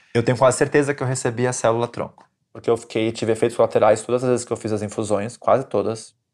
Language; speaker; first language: Portuguese; native; Portuguese